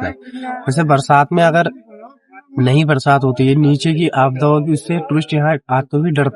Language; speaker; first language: Hindi; native; Hindi